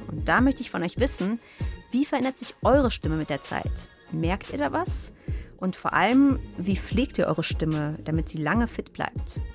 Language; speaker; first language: German; native; German